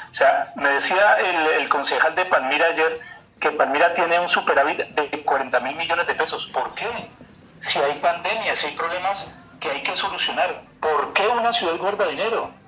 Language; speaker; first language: Spanish; native; Spanish